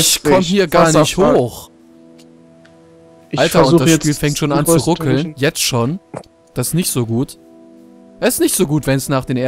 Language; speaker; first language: German; native; German